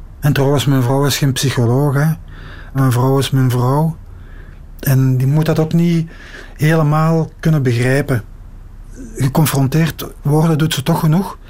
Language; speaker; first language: Dutch; native; Dutch